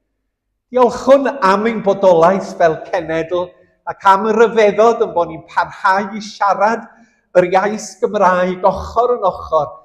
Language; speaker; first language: Welsh; native; Welsh